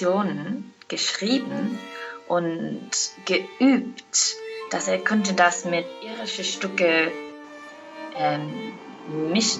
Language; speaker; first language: German; non-native, fluent; Irish